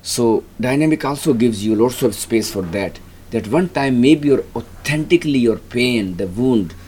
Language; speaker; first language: English; non-native, local second language; Hindi